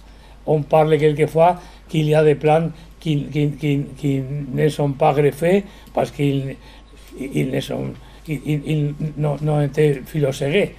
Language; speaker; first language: French; non-native, learner; Spanish